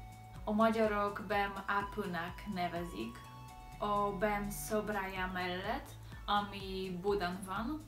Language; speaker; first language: Hungarian; non-native, learner; Polish